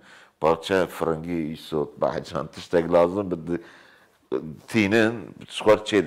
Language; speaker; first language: Kurdish; native; Kurdish